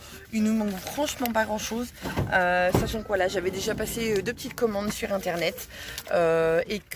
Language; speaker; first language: French; native; French